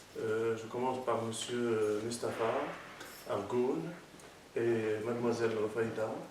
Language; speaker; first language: French; non-native, local second language; Arabic